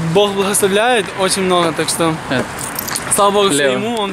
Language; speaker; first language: Russian; early bilingual, heritage; Russian